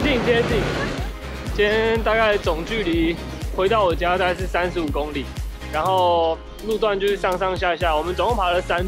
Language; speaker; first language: Chinese; native; Chinese